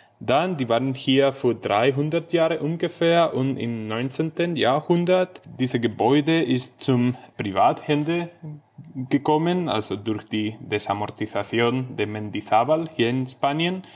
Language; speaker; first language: German; non-native, fluent; Spanish